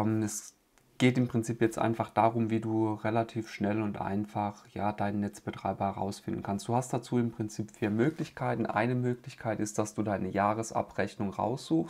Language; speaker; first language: German; native; German